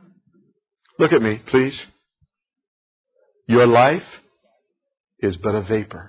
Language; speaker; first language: English; native; English